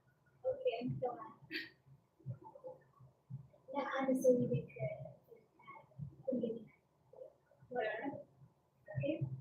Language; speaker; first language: Arabic; non-native, learner; Tigrinya